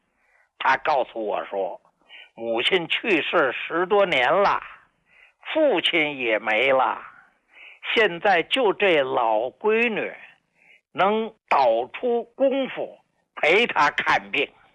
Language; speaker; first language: Chinese; native; Chinese